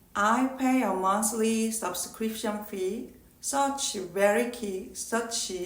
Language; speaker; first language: English; non-native, learner; Korean